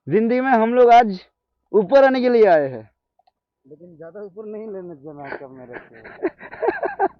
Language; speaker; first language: Hindi; non-native, local second language; Bangla